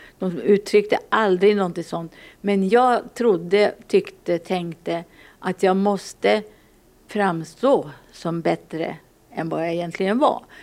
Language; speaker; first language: Swedish; early bilingual, other home language; Finnish